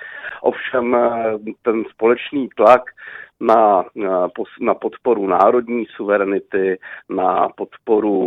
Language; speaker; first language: Czech; native; Czech